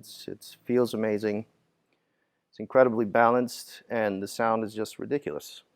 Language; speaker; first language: English; native; English